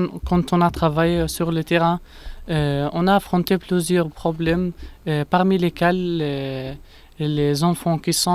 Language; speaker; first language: French; non-native, learner; Arabic